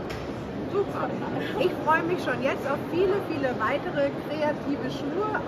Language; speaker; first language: German; native; German